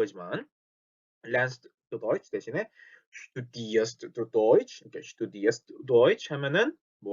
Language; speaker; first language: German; non-native, fluent; Korean